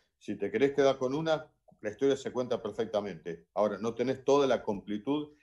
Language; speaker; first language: Spanish; native; Spanish